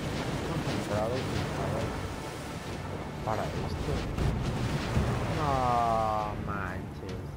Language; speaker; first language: Spanish; native; Spanish